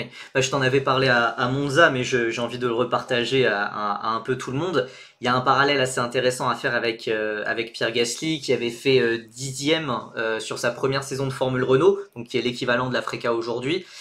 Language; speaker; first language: French; native; French